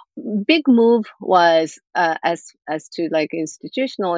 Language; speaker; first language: English; non-native, fluent; Japanese